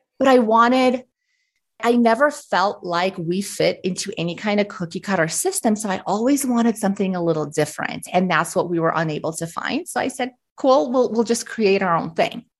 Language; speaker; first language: English; early bilingual, other home language; Russian